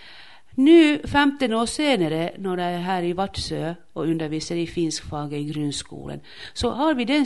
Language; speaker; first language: Swedish; non-native, local second language; Finnish